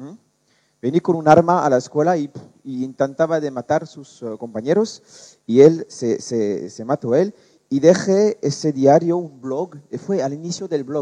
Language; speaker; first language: Spanish; non-native, learner; French